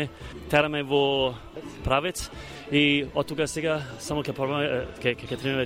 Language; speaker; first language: Macedonian; early bilingual, heritage; Macedonian